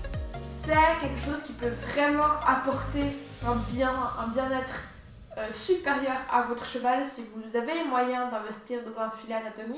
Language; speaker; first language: French; native; French